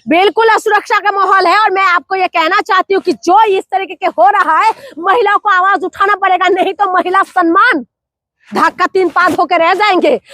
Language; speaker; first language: Hindi; non-native, local second language; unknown